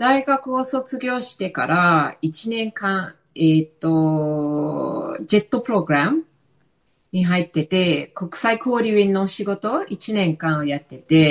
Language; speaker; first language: Japanese; non-native, fluent; English